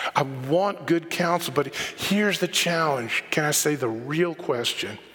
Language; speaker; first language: English; native; English